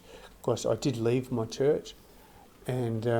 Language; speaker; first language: English; native; English